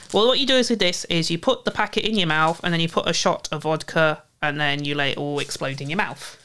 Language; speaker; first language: English; native; English